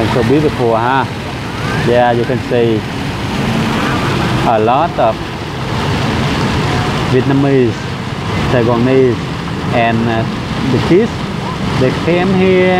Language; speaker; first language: English; non-native, learner; Vietnamese